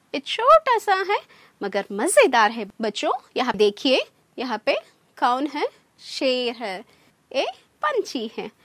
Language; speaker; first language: Hindi; non-native, local second language; Kannada